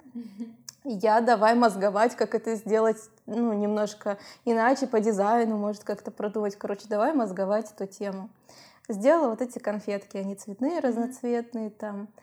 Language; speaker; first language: Russian; native; Russian